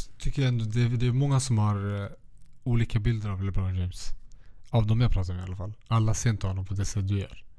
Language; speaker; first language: Swedish; early bilingual, other home language; Kurdish